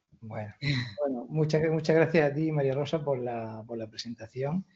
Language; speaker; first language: Spanish; native; Spanish